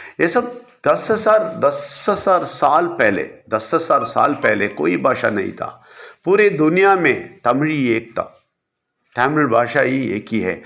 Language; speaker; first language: Hindi; non-native, local second language; Malayalam